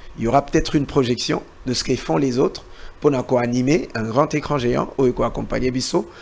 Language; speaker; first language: French; non-native, local second language; Lingala